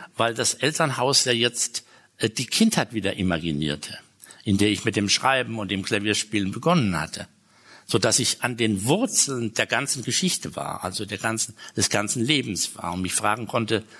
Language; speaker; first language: German; native; German